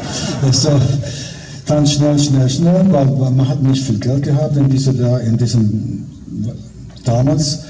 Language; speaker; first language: German; non-native, fluent; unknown